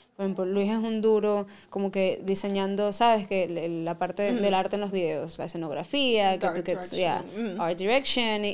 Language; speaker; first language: Spanish; native; Spanish